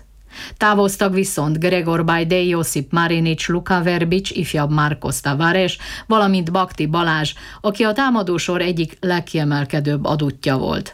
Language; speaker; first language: Hungarian; native; Hungarian